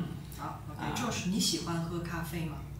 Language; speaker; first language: Chinese; native; Chinese